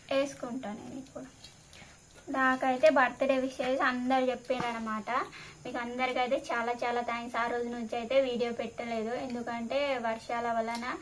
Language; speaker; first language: Telugu; native; Telugu